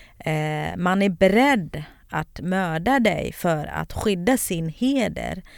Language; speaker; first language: Swedish; non-native, fluent; Kurdish